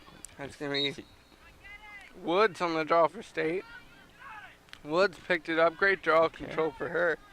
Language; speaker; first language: English; native; English